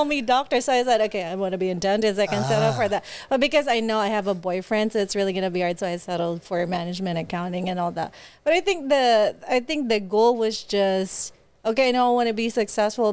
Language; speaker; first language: English; non-native, local second language; Hiligaynon